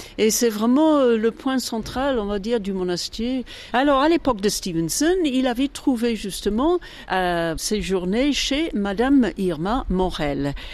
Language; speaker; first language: French; native; French